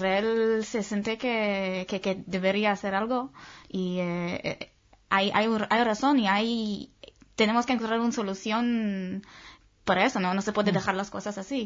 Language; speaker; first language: Spanish; non-native, fluent; Hebrew